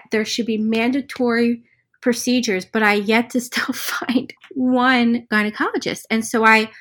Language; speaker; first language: English; native; English